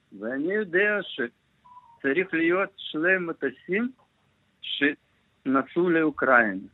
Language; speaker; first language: Hebrew; non-native, learner; Russian